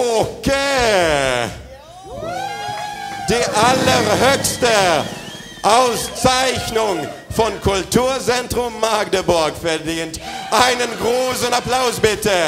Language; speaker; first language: German; non-native, fluent; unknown